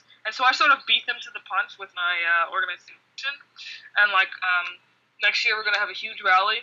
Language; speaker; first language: English; native; English